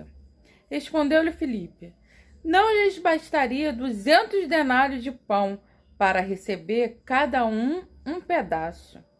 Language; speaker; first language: Portuguese; native; Portuguese